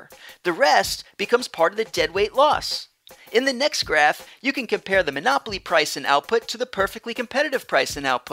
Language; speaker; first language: English; native; English